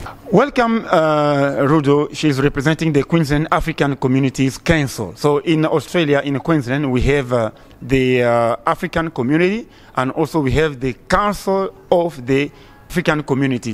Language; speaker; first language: English; non-native, fluent; Swahili